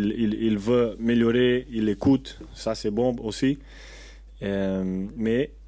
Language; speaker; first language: French; non-native, learner; Portuguese